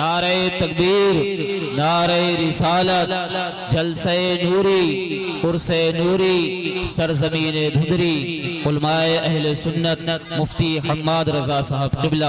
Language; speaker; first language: Hindi; native; Hindi